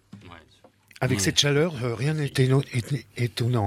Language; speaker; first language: French; native; French